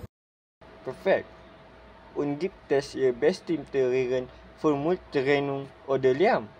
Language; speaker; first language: German; non-native, learner; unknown